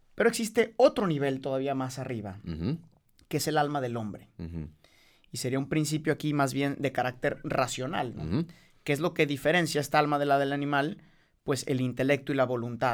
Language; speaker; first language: Spanish; native; Spanish